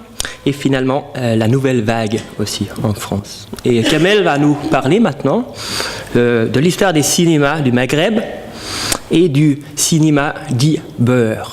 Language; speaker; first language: French; non-native, fluent; Danish